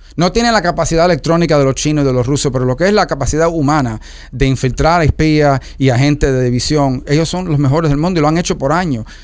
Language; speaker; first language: Spanish; early bilingual, heritage; Spanish